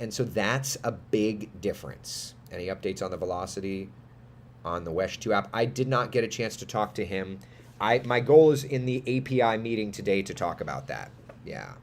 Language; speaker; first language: English; native; English